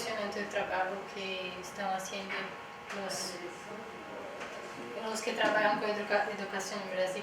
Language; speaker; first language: Spanish; non-native, learner; Portuguese